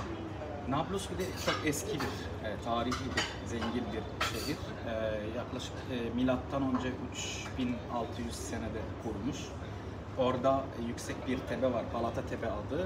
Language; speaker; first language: Turkish; non-native, learner; Arabic